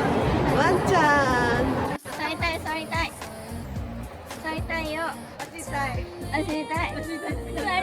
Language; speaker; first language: Japanese; native; Japanese